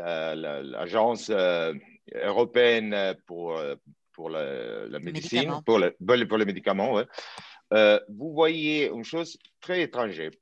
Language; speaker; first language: French; non-native, fluent; Italian